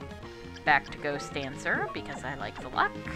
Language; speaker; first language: English; native; English